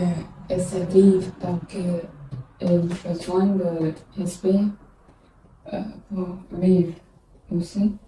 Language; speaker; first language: French; non-native, learner; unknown